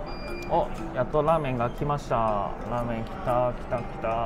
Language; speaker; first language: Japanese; non-native, fluent; Cantonese